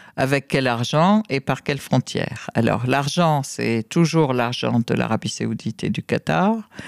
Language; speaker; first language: French; non-native, fluent; Arabic